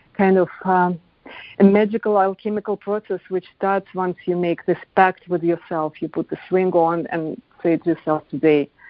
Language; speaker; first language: English; non-native, fluent; Russian